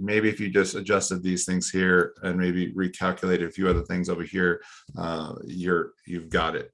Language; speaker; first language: English; native; English